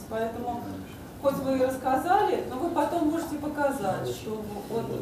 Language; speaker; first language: Russian; native; Russian